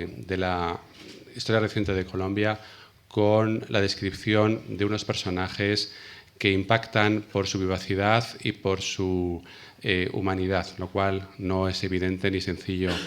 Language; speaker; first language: Spanish; native; Spanish